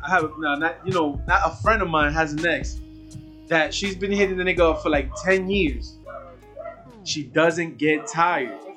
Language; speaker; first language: English; early bilingual, other home language; Spanish